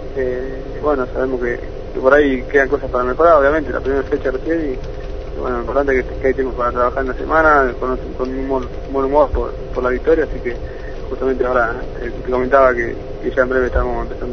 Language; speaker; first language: Spanish; native; Spanish